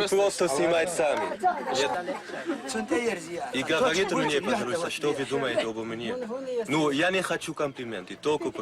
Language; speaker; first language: Russian; non-native, learner; Georgian